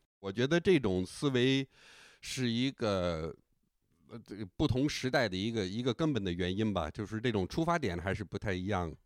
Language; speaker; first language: Chinese; non-native, fluent; English